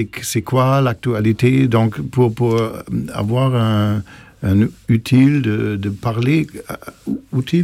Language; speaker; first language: French; non-native, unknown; German